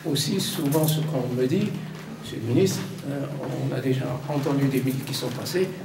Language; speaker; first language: French; non-native, local second language; Arabic